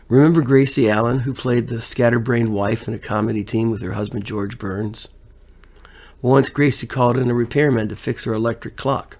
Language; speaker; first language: English; native; English